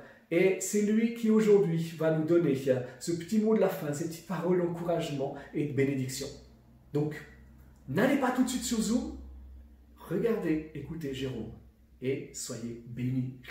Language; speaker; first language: French; native; French